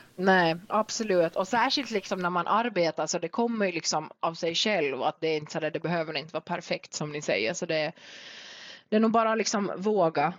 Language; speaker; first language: Swedish; native; Swedish